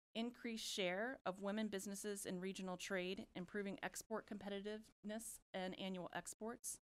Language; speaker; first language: English; native; English